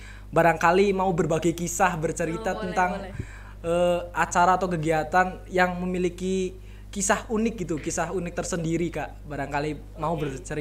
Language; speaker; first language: Indonesian; native; Indonesian